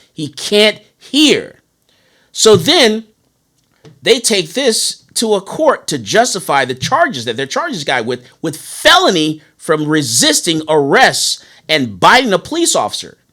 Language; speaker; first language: English; native; English